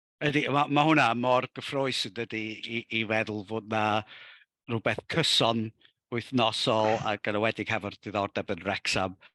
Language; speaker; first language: Welsh; native; Welsh